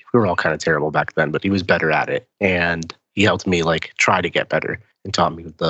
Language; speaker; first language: English; native; English